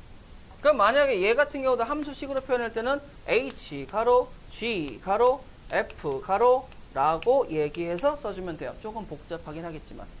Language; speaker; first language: Korean; native; Korean